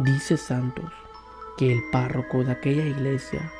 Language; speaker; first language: Spanish; native; Spanish